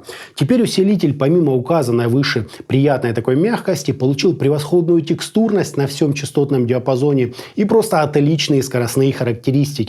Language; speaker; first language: Russian; native; Russian